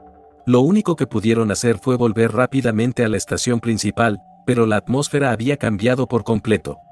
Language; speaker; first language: Spanish; native; Spanish